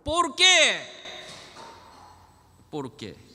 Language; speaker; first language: Spanish; non-native, learner; Korean